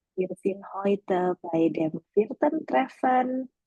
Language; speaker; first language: German; non-native, fluent; Indonesian